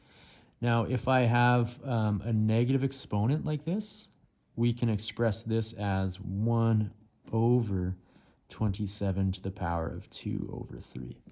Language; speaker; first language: English; native; English